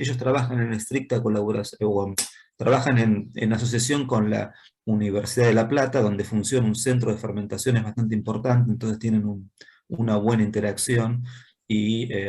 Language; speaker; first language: Spanish; native; Spanish